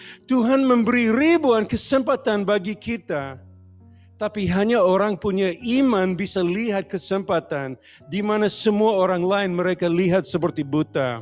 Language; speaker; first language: Indonesian; non-native, learner; English